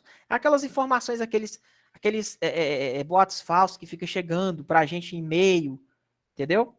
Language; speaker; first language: Portuguese; native; Portuguese